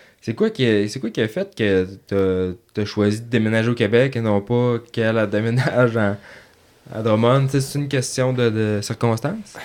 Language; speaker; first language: French; native; French